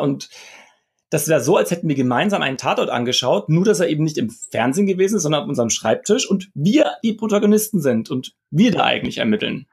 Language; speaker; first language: German; native; German